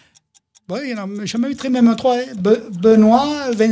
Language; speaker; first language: French; native; French